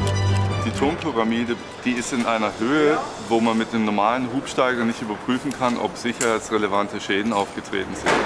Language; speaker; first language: German; native; German